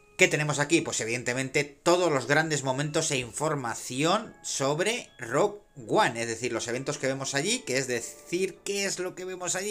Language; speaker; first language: Spanish; native; Spanish